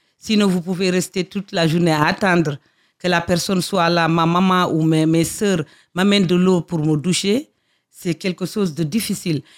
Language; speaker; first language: French; non-native, local second language; Fula